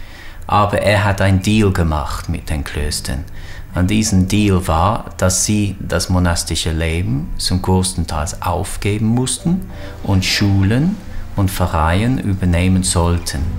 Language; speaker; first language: German; non-native, fluent; English